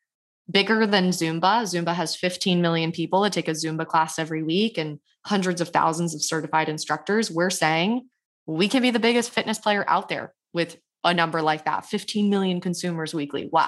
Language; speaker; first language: English; native; English